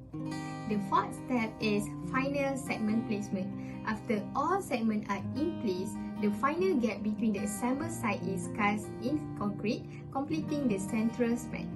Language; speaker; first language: English; non-native, local second language; Malay